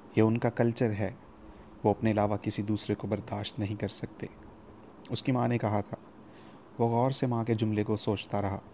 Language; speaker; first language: Urdu; native; Urdu